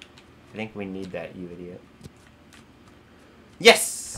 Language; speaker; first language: English; native; English